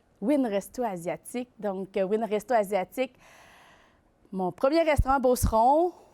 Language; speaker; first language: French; early bilingual, other home language; Vietnamese